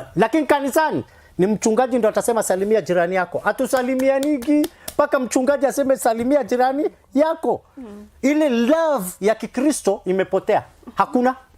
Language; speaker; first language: Swahili; non-native, fluent; Somali